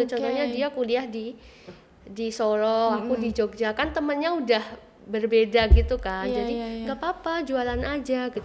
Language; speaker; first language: Indonesian; native; Indonesian